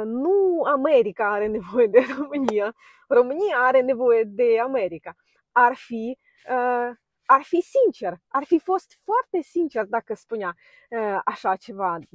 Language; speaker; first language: Romanian; non-native, fluent; Ukrainian